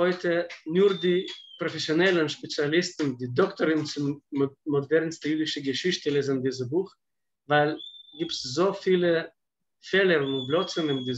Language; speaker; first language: German; non-native, fluent; Russian